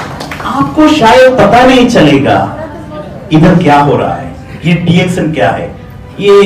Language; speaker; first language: Hindi; non-native, fluent; Bangla